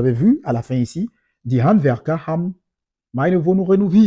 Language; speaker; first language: German; non-native, fluent; French